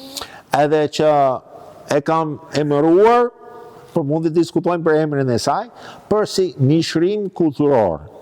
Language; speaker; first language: Albanian; non-native, fluent; English